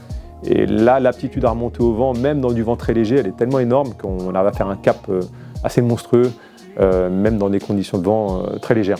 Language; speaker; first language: French; native; French